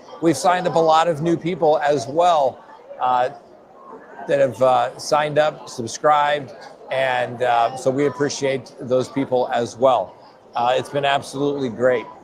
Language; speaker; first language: English; native; English